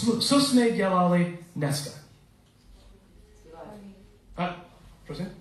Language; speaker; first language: Czech; non-native, learner; English